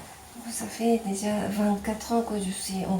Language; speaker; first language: French; non-native, fluent; Japanese